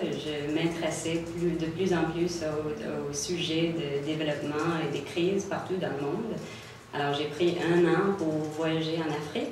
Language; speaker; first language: French; non-native, local second language; English